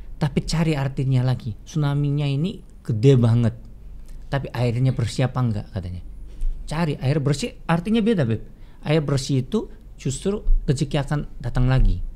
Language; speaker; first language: Indonesian; non-native, fluent; Korean